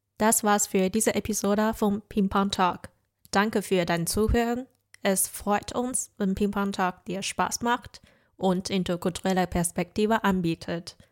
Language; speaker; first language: German; non-native, fluent; Chinese